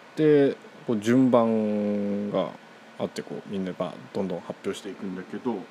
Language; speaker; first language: Japanese; non-native, fluent; Korean